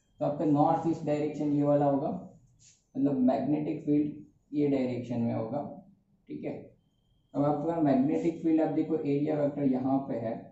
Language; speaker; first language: Hindi; non-native, local second language; Gujarati